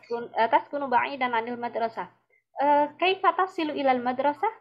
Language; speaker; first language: Arabic; non-native, fluent; Indonesian